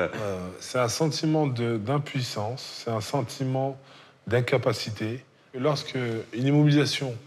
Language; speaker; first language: French; native; French